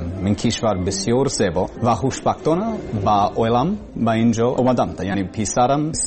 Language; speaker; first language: Persian; non-native, learner; English